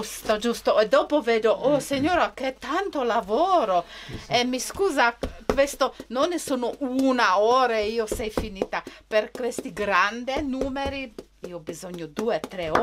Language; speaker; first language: Italian; non-native, learner; Czech